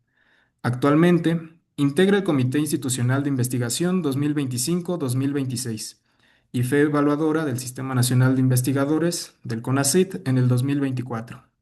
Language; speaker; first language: Spanish; native; Spanish